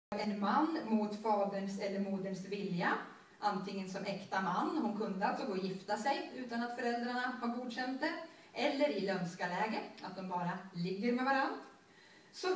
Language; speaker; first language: Swedish; native; Swedish